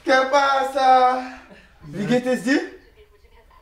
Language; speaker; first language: German; non-native, learner; French